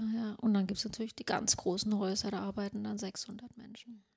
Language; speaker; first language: German; non-native, local second language; Swedish